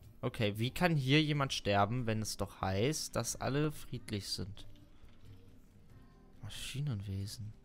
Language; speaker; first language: German; native; German